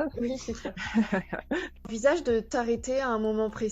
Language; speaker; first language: French; native; French